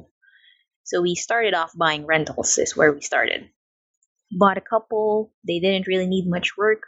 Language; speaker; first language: English; non-native, local second language; Filipino